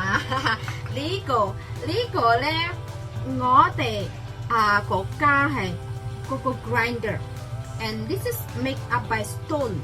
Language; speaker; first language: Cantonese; non-native, fluent; Indonesian